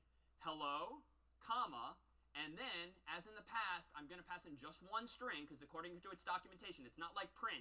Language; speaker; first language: English; native; English